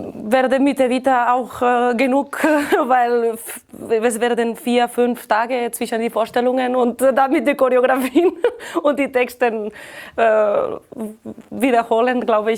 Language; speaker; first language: German; non-native, fluent; Catalan